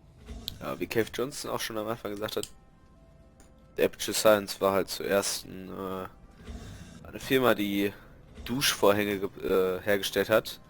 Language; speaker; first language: German; native; German